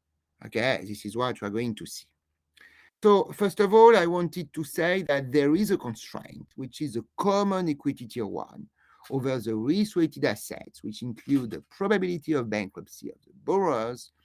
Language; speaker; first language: English; non-native, fluent; French